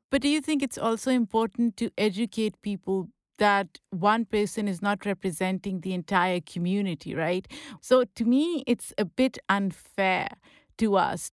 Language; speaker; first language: English; non-native, local second language; Pashto